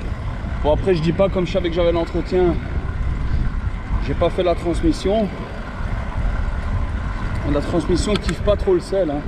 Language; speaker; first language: French; native; French